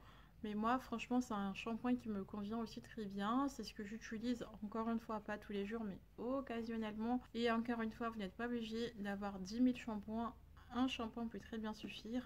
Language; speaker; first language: French; native; French